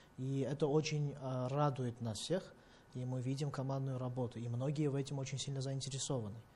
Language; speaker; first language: Russian; non-native, fluent; Uzbek